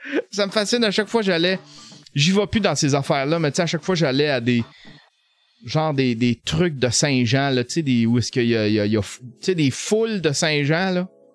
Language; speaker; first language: French; native; French